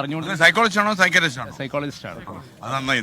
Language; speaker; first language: Malayalam; native; Malayalam